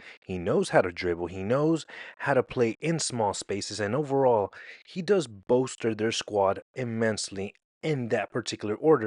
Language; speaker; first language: English; native; English